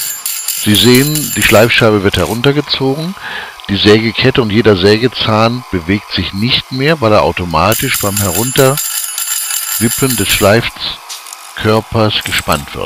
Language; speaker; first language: German; native; German